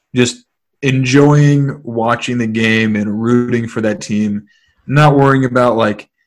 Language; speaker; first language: English; native; English